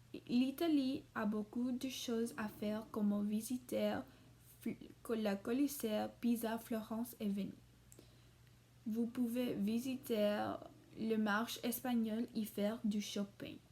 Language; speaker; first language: French; non-native, learner; English